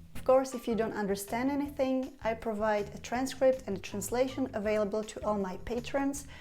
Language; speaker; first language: English; non-native, fluent; Czech